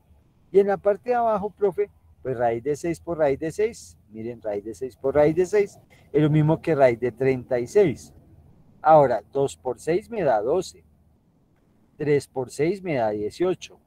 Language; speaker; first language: Spanish; native; Spanish